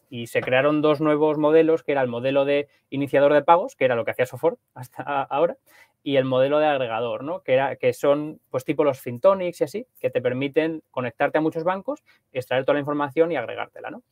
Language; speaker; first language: Spanish; native; Spanish